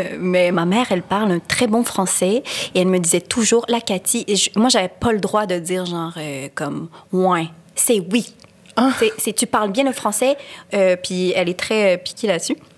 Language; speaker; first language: French; early bilingual, other home language; Spanish